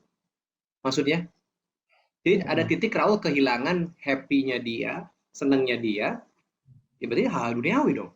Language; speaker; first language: Indonesian; native; Indonesian